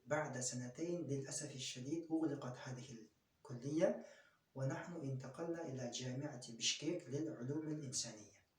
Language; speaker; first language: Arabic; non-native, fluent; Kyrgyz